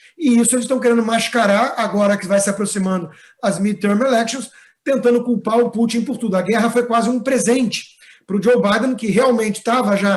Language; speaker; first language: Portuguese; native; Portuguese